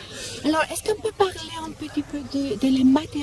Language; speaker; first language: French; non-native, learner; English